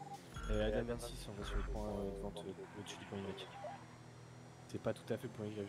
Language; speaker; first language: French; native; French